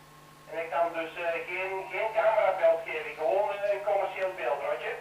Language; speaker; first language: Dutch; native; Dutch